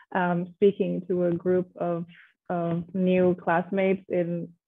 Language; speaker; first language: English; non-native, fluent; Indonesian